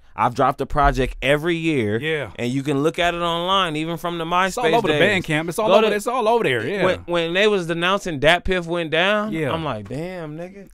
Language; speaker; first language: English; native; English